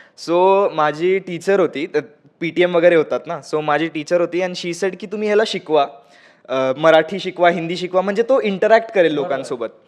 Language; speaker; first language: Marathi; non-native, local second language; Marwari